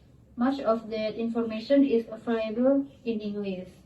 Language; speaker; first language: English; non-native, learner; Indonesian